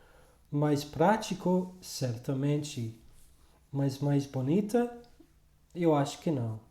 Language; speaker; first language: Portuguese; non-native, fluent; English